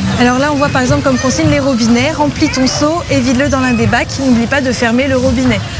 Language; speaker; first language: French; native; French